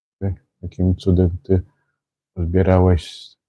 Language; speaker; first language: Polish; native; Polish